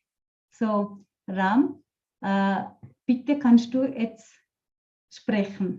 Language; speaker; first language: German; non-native, fluent; Telugu